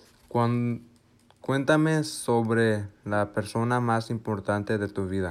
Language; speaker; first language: Spanish; early bilingual, heritage; Spanish